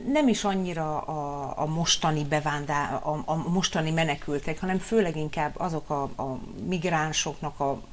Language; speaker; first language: Hungarian; early bilingual, heritage; Hungarian